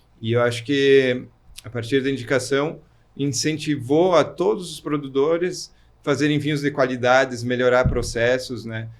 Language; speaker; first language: Portuguese; native; Portuguese